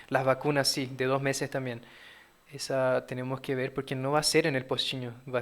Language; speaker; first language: Spanish; early bilingual, heritage; Portuguese